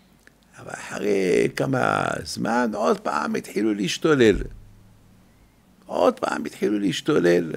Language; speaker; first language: Hebrew; non-native, fluent; French